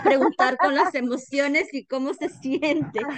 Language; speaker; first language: Spanish; native; Spanish